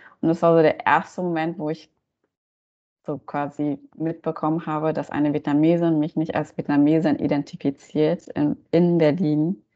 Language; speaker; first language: German; native; German